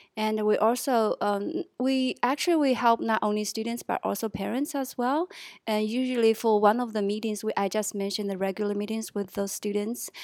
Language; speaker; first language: English; non-native, fluent; Chinese